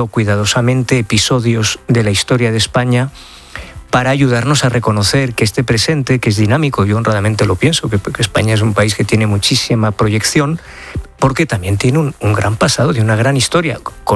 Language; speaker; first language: Spanish; native; Spanish